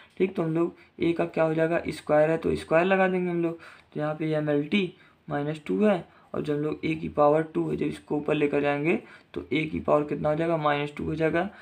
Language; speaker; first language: Hindi; native; Hindi